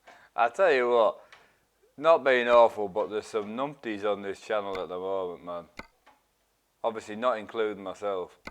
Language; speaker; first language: English; native; English